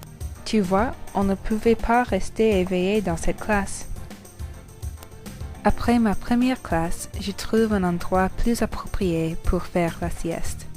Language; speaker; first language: French; non-native, learner; English